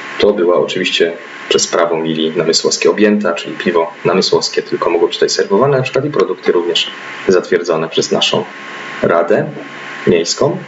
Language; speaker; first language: Polish; native; Polish